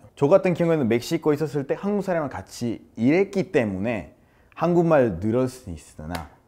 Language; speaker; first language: Korean; non-native, fluent; Spanish